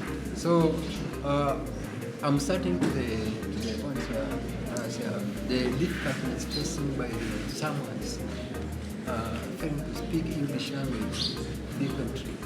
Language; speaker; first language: English; non-native, learner; Swahili